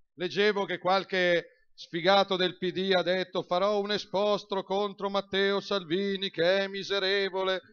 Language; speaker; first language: Italian; native; Italian